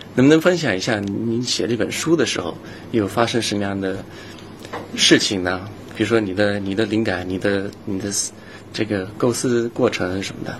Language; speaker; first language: Chinese; non-native, fluent; English